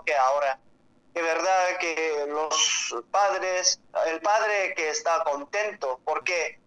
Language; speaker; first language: Spanish; non-native, learner; Korean